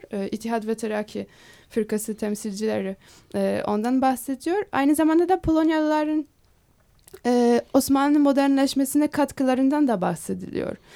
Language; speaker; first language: Turkish; non-native, fluent; Polish